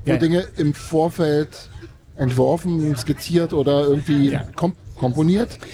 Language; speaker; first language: German; native; German